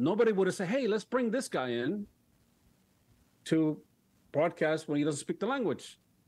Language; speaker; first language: English; early bilingual, other home language; Spanish